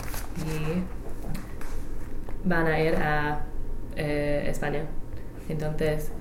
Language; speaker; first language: Spanish; non-native, learner; English